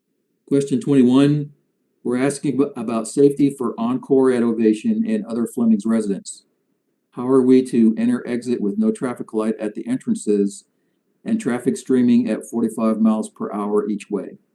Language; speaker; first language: English; native; English